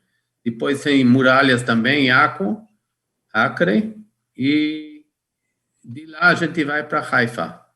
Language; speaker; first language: Portuguese; non-native, fluent; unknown